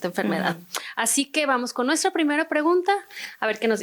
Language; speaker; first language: Spanish; native; Spanish